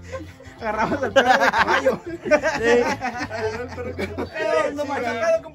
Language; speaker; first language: Spanish; native; Spanish